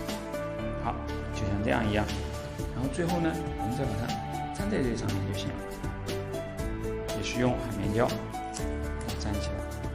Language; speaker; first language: Chinese; native; Chinese